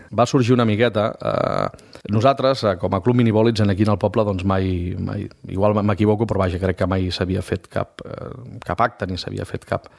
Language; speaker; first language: Catalan; native; Catalan